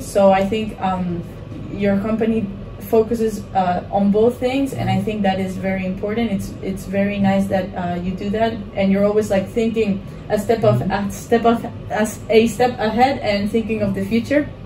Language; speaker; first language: English; non-native, fluent; Spanish